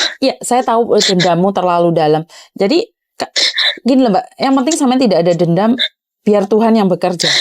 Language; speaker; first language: Indonesian; non-native, local second language; Javanese